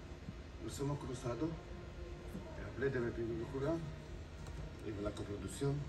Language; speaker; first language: Spanish; non-native, fluent; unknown